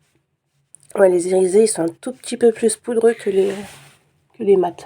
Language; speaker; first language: French; native; French